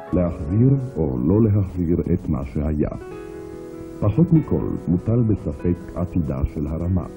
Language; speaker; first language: Hebrew; native; Hebrew